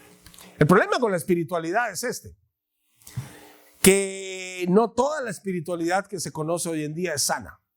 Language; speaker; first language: Spanish; native; Spanish